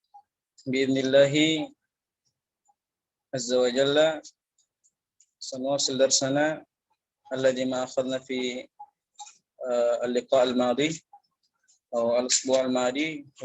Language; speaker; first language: Arabic; non-native, fluent; Indonesian